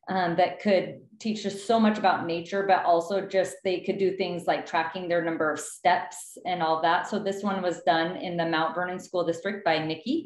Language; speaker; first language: English; native; English